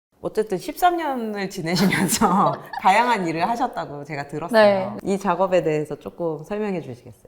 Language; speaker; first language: Korean; native; Korean